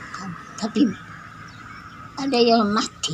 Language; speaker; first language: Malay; non-native, local second language; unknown